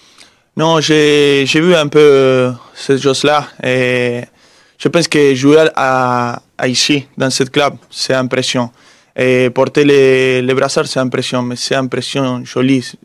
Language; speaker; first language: French; non-native, fluent; Spanish